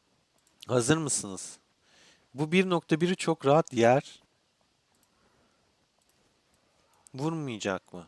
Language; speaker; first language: Turkish; native; Turkish